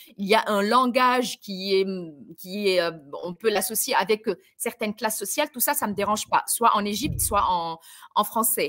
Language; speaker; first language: French; non-native, fluent; Arabic